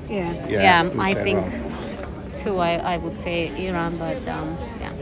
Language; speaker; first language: English; non-native, fluent; Russian